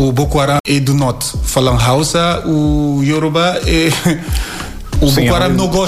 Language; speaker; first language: Portuguese; non-native, learner; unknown